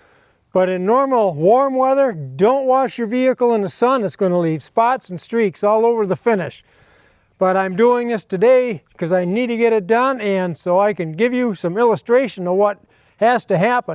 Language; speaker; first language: English; native; English